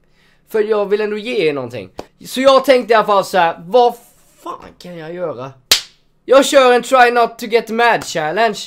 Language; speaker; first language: Swedish; native; Swedish